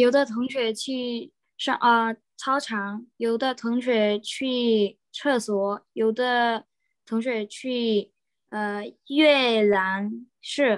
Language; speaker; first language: Chinese; non-native, learner; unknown